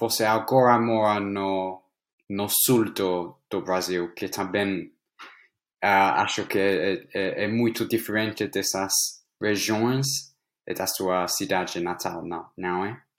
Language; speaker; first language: Portuguese; non-native, fluent; English